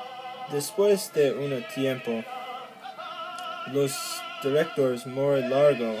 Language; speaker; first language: Spanish; non-native, learner; English